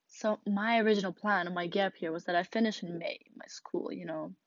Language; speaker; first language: English; non-native, fluent; Russian